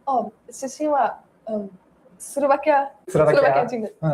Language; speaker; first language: Japanese; non-native, learner; Slovak